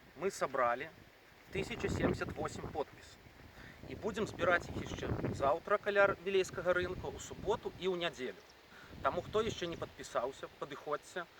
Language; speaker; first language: Belarusian; non-native, local second language; Russian